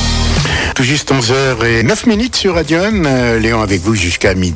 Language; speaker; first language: French; native; French